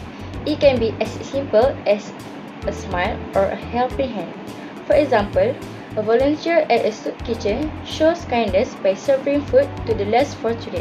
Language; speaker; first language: English; non-native, local second language; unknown